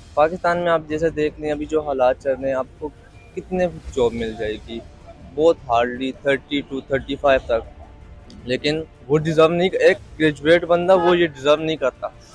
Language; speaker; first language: Urdu; non-native, local second language; Northern Hindko